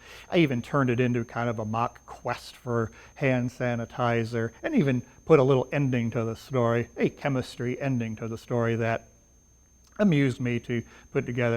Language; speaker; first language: English; native; English